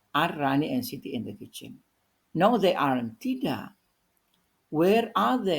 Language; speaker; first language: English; non-native, fluent; Indonesian